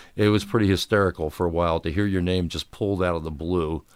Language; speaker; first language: English; native; English